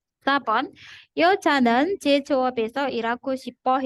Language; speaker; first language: Korean; non-native, learner; Indonesian